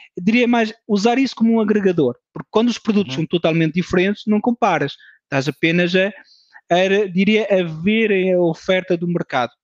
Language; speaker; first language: Portuguese; early bilingual, heritage; French